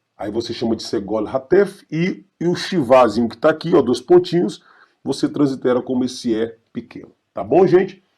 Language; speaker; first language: Portuguese; native; Portuguese